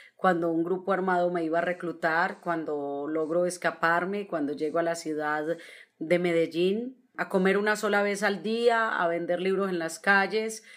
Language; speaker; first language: Spanish; native; Spanish